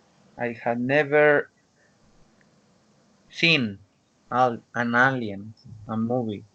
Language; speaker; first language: English; non-native, learner; Spanish